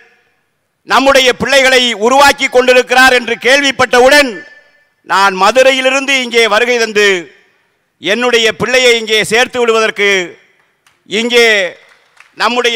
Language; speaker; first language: Tamil; native; Tamil